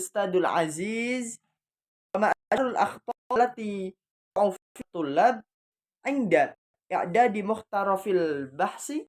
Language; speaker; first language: Arabic; non-native, learner; Indonesian